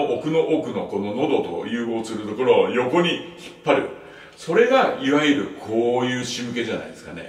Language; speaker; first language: Japanese; native; Japanese